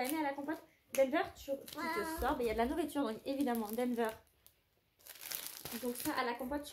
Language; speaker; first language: French; native; French